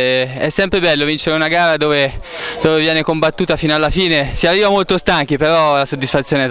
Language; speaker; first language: Italian; native; Italian